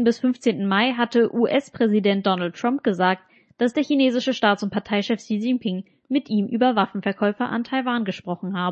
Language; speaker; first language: German; native; German